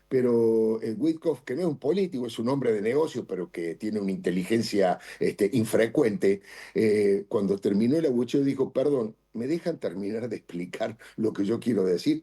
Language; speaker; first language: Spanish; native; Spanish